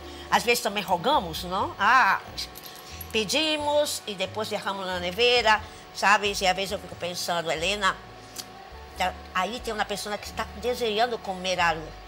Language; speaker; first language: Spanish; non-native, fluent; Portuguese